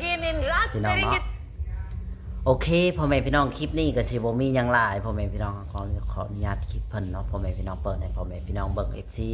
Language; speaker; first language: Thai; non-native, local second language; Northeastern Thai